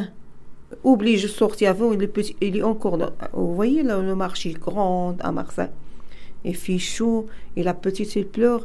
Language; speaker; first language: French; non-native, learner; Arabic